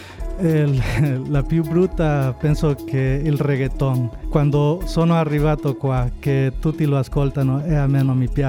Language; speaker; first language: Italian; non-native, learner; Spanish